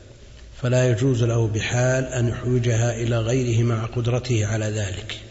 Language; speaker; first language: Arabic; native; Arabic